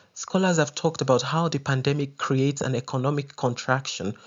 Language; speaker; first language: English; non-native, local second language; Yoruba